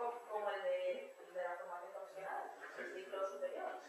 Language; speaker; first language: Spanish; native; Spanish